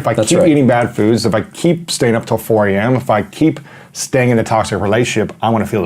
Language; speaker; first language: English; native; English